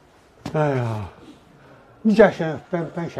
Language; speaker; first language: Chinese; native; Chinese